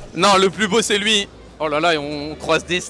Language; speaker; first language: French; native; French